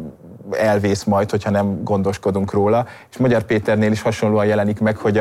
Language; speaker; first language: Hungarian; native; Hungarian